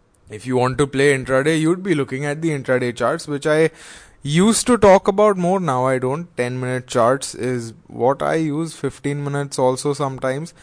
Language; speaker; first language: English; non-native, local second language; Hindi